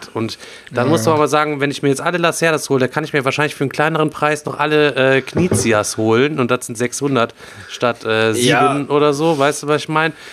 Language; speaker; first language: German; native; German